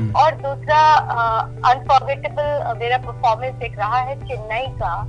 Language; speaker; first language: Hindi; native; Hindi